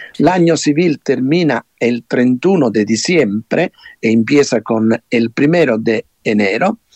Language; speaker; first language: Spanish; non-native, fluent; Italian